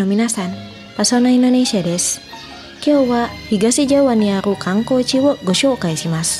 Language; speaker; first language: Japanese; non-native, fluent; Indonesian